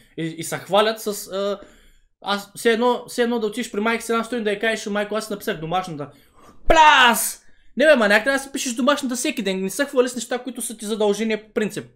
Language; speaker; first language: Bulgarian; early bilingual, other home language; Vietnamese